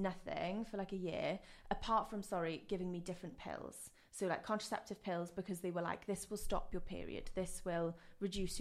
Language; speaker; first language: English; non-native, local second language; Welsh